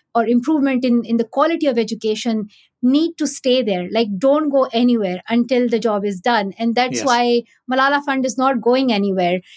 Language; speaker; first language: English; non-native, local second language; Pashto